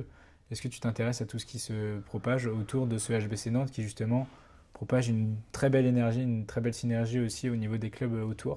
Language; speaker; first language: French; native; French